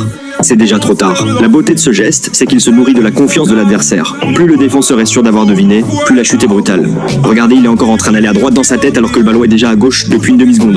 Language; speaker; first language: French; native; French